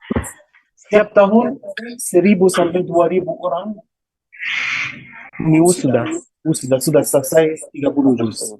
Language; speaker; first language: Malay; non-native, learner; Arabic